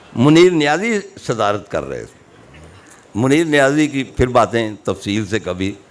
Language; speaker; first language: Urdu; non-native, local second language; Punjabi